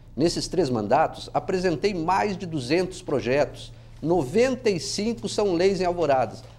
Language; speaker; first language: Portuguese; native; Portuguese